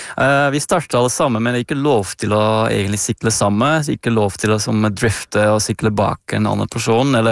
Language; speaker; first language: Norwegian; non-native, fluent; Dutch